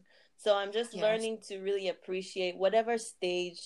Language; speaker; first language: English; non-native, local second language; Igbo